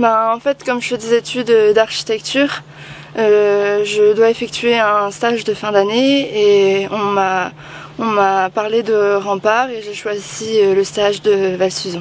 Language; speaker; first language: French; native; French